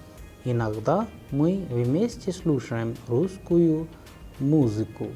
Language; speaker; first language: Russian; non-native, fluent; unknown